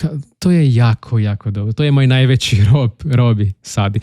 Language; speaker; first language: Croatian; non-native, learner; Portuguese